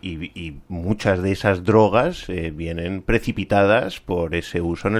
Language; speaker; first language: Spanish; native; Spanish